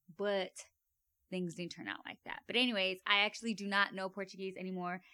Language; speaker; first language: English; native; English